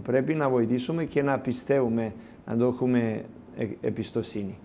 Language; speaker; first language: Greek; non-native, learner; Serbian